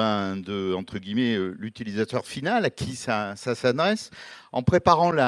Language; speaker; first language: French; native; French